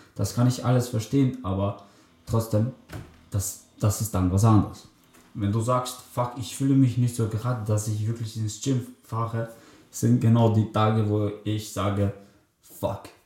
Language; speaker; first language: German; early bilingual, other home language; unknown